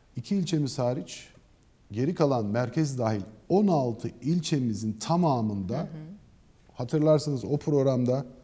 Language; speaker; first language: Turkish; native; Turkish